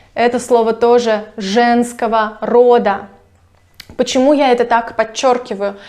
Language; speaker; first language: Russian; native; Russian